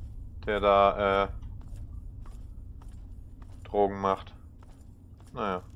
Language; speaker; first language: German; native; German